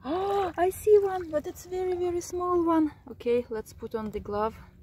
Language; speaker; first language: English; non-native, fluent; Russian